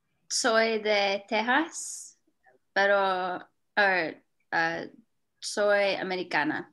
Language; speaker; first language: Spanish; non-native, learner; English